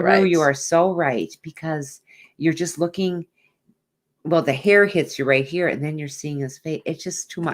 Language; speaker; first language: English; native; English